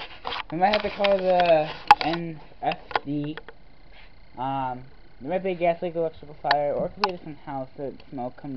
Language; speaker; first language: English; native; English